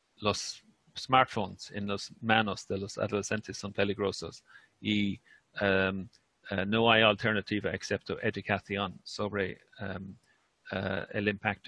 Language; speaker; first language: Spanish; non-native, fluent; English